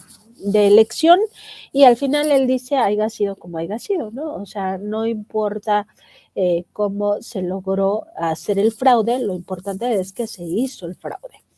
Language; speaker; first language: Spanish; native; Spanish